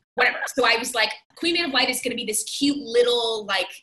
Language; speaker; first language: English; native; English